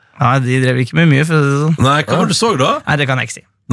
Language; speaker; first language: Norwegian; native; Norwegian